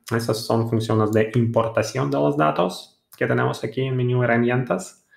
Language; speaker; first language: Spanish; non-native, fluent; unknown